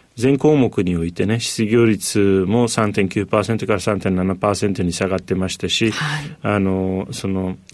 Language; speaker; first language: Japanese; non-native, fluent; Turkish